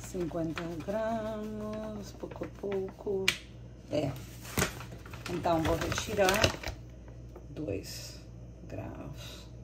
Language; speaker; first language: Portuguese; non-native, learner; Spanish